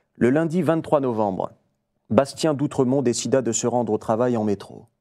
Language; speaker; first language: French; native; French